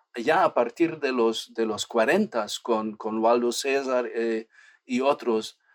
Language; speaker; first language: Spanish; non-native, fluent; German